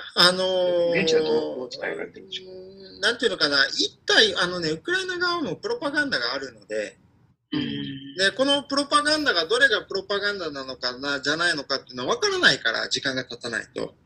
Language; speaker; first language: Japanese; non-native, fluent; Ukrainian